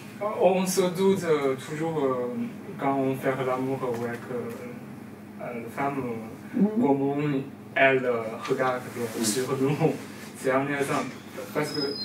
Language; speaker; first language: French; non-native, learner; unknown